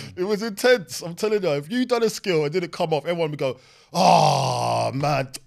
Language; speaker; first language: English; native; English